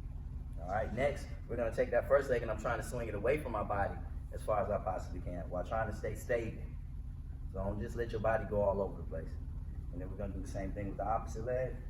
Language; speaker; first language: English; native; English